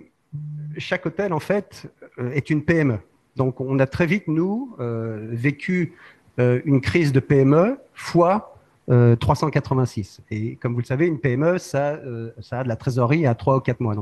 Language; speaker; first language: French; native; French